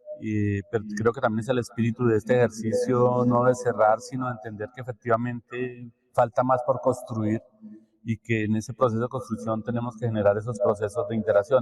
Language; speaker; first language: Spanish; native; Spanish